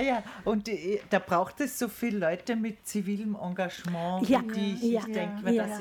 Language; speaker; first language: German; native; German